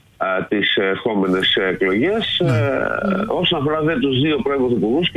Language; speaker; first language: Greek; native; Greek